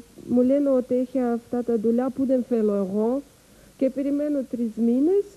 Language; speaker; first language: Greek; non-native, learner; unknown